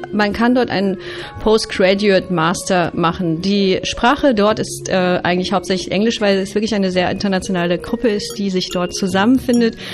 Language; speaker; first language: German; native; German